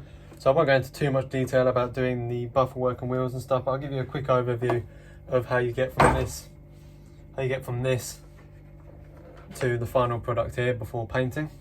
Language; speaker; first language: English; native; English